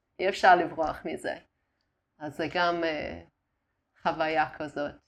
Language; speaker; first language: Hebrew; non-native, fluent; Italian